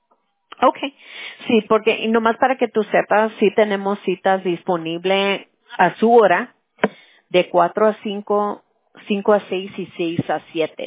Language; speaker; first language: Spanish; early bilingual, heritage; English